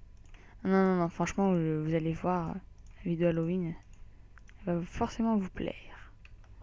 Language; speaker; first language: French; native; French